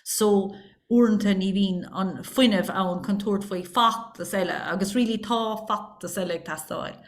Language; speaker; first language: Irish; non-native, local second language; English